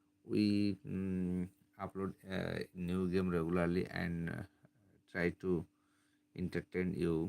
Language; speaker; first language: English; non-native, local second language; Bangla